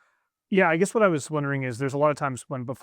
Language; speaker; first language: English; native; English